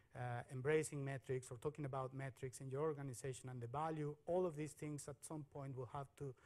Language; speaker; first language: English; non-native, fluent; Spanish